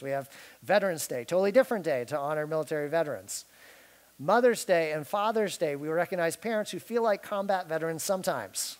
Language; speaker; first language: English; native; English